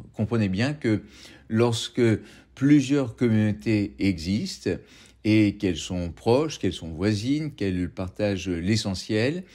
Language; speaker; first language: French; native; French